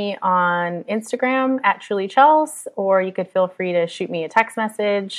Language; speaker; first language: English; native; English